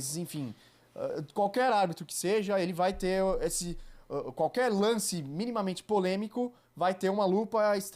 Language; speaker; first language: Portuguese; native; Portuguese